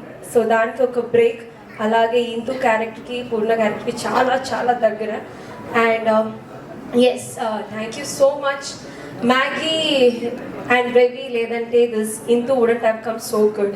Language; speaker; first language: Telugu; non-native, fluent; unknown